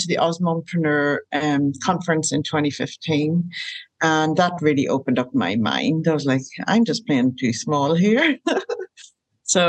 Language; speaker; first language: English; native; English